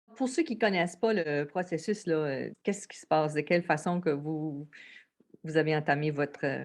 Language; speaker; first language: French; native; French